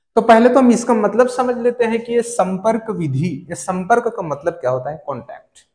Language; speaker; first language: Hindi; native; Hindi